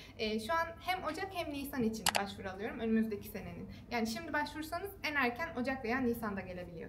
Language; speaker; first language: Turkish; native; Turkish